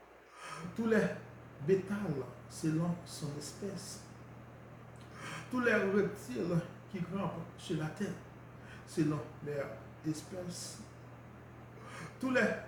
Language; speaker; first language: French; non-native, local second language; Haitian Creole